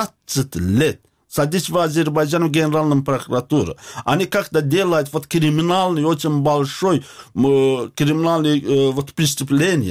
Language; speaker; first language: Russian; non-native, learner; Azerbaijani